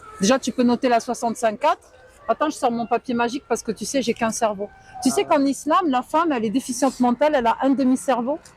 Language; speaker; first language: French; native; French